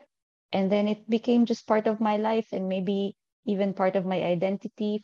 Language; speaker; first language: English; non-native, local second language; Filipino